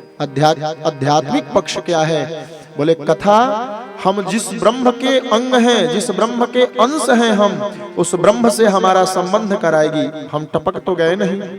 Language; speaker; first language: Hindi; native; Hindi